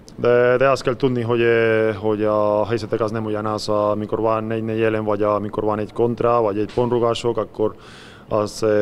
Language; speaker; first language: Hungarian; non-native, learner; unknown